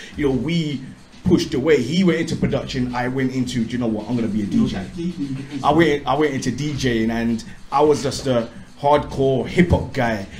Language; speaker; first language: English; native; English